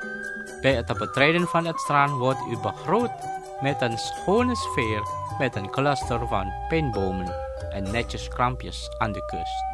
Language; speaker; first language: Dutch; non-native, fluent; Indonesian